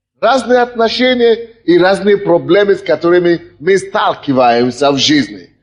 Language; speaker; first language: Russian; non-native, fluent; Yoruba